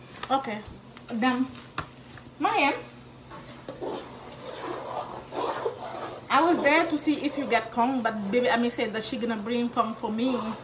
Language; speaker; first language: English; non-native, learner; Wolof